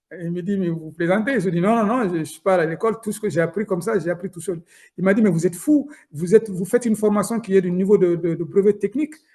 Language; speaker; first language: French; non-native, local second language; Soninke